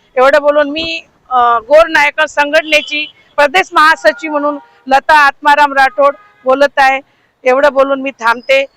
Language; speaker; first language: Marathi; non-native, local second language; Lambadi